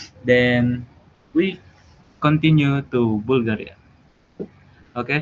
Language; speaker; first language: English; non-native, learner; Indonesian